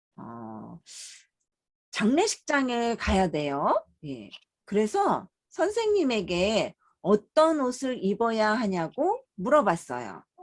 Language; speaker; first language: Korean; native; Korean